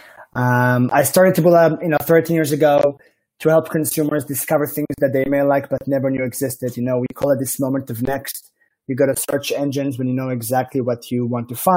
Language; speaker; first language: English; non-native, fluent; Hebrew